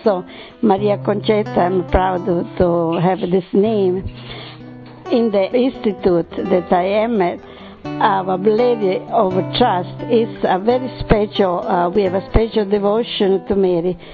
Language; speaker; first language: English; non-native, fluent; Italian